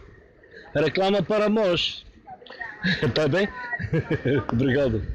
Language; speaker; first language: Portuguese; non-native, learner; Bulgarian